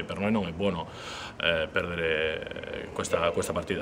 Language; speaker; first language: Italian; non-native, learner; Spanish